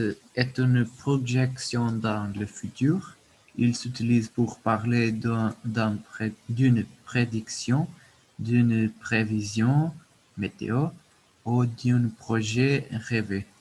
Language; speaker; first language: French; non-native, learner; Portuguese